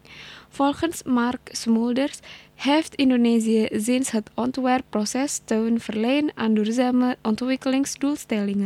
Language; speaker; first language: Dutch; non-native, learner; Indonesian